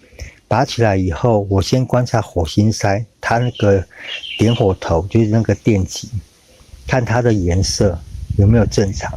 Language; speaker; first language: Chinese; native; Chinese